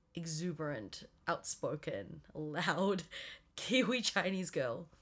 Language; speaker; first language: English; native; English